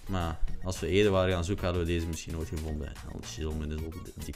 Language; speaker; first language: Dutch; native; Dutch